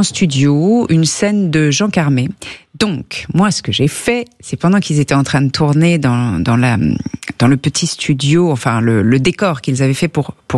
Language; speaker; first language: French; native; French